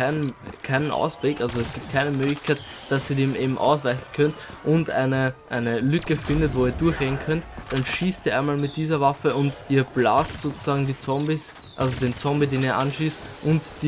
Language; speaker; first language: German; native; German